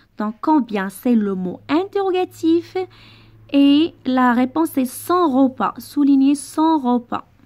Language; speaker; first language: French; non-native, local second language; Arabic